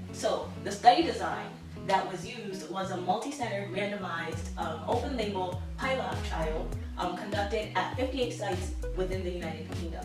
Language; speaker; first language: English; native; English